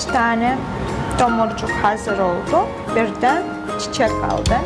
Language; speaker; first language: Turkish; non-native, fluent; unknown